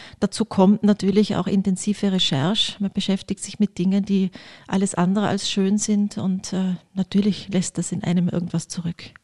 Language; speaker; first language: German; early bilingual, other home language; Polish